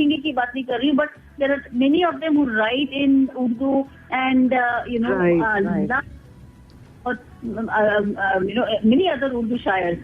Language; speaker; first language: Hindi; non-native, local second language; Tamil